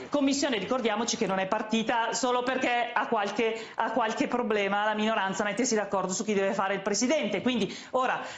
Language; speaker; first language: Italian; native; Italian